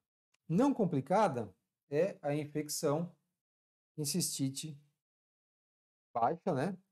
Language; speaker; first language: Portuguese; native; Portuguese